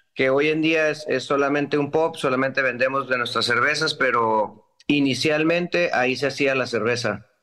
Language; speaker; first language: Spanish; native; Spanish